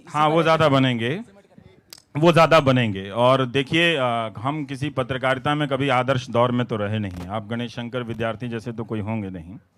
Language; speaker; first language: Hindi; non-native, local second language; Bhojpuri